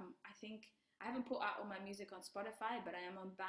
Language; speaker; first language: English; non-native, local second language; Kinyarwanda